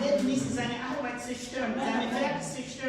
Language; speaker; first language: German; non-native, fluent; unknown